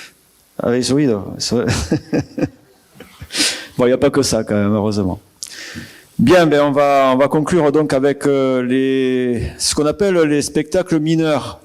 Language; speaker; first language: French; native; French